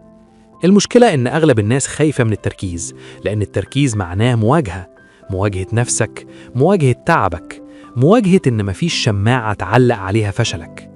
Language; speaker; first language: Arabic; native; Arabic